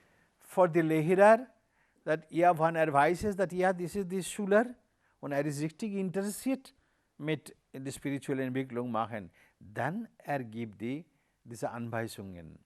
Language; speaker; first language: German; non-native, learner; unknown